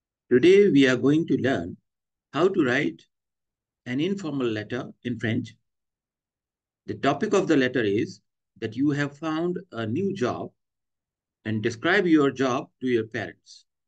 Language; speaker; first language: English; non-native, local second language; Hindi